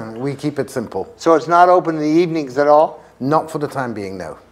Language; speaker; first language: English; native; English